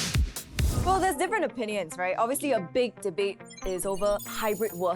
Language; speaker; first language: English; native; English